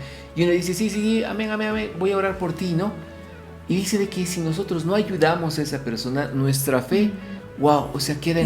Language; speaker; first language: Spanish; native; Spanish